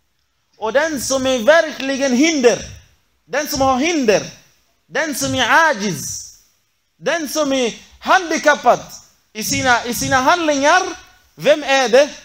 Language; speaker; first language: Swedish; non-native, fluent; Arabic